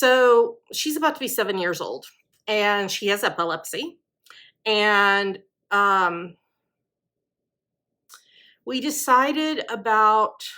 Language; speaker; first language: English; native; English